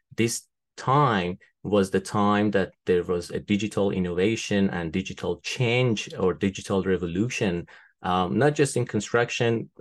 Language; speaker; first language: English; non-native, fluent; Persian